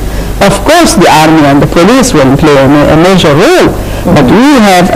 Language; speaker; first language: English; non-native, fluent; Arabic